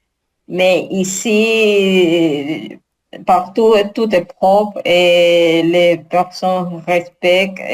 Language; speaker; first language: French; non-native, learner; Spanish